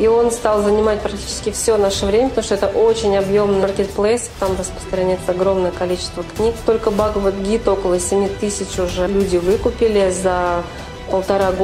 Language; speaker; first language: Russian; native; Russian